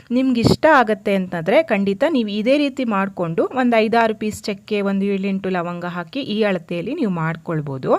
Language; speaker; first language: Kannada; native; Kannada